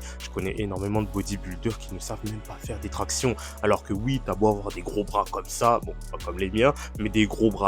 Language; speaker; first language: French; native; French